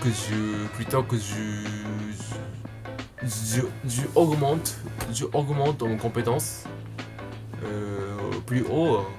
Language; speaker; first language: French; non-native, learner; Japanese